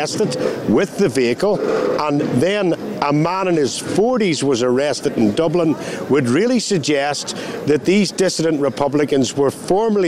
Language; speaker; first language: English; native; English